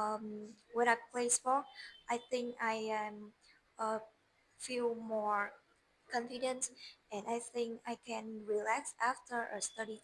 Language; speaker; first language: English; non-native, learner; Vietnamese